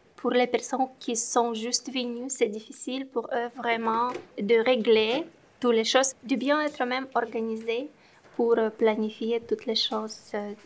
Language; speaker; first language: French; non-native, fluent; Romanian